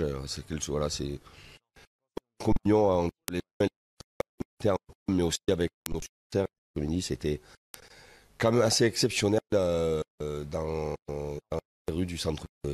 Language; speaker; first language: French; native; French